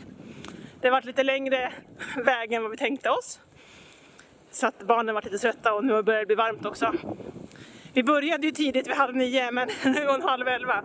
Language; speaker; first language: Swedish; native; Swedish